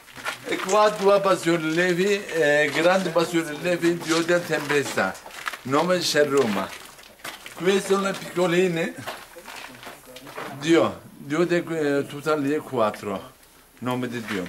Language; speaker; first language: Italian; non-native, learner; Turkish